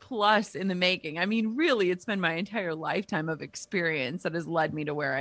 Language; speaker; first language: English; native; English